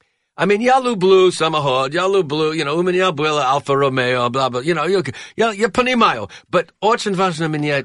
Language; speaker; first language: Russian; non-native, learner; English